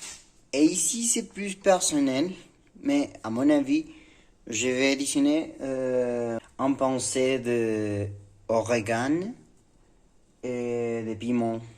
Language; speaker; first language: French; non-native, learner; Spanish